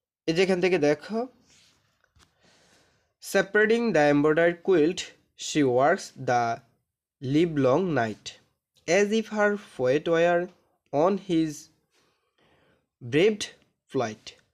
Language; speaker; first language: English; non-native, local second language; Bangla